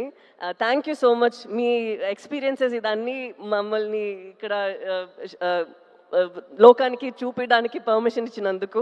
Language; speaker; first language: Telugu; non-native, local second language; Tamil